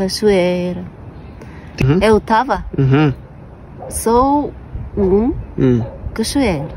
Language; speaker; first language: Portuguese; non-native, learner; Russian